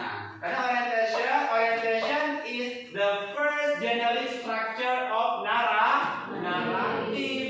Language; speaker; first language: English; non-native, fluent; Indonesian